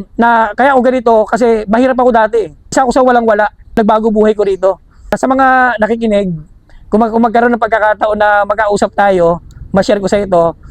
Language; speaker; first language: Filipino; native; Filipino